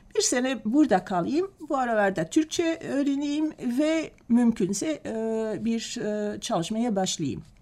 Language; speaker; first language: Turkish; non-native, fluent; Dutch